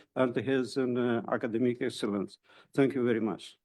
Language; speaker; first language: English; non-native, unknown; Albanian